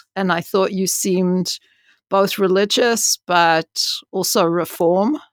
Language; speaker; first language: English; native; English